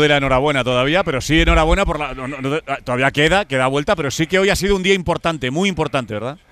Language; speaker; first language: Spanish; native; Spanish